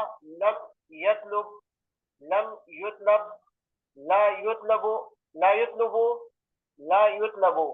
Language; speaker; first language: Arabic; non-native, learner; Urdu